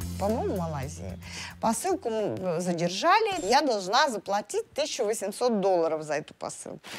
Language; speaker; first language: Russian; native; Russian